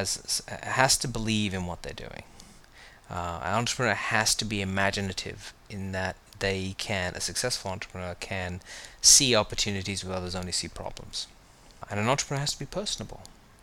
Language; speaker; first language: English; native; English